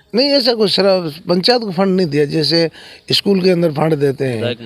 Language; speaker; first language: Hindi; native; Hindi